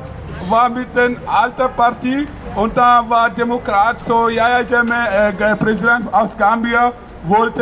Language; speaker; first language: German; non-native, learner; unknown